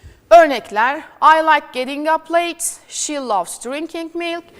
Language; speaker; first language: English; non-native, fluent; Turkish